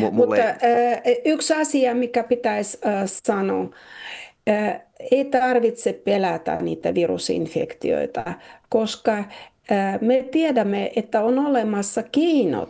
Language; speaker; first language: Finnish; non-native, fluent; Russian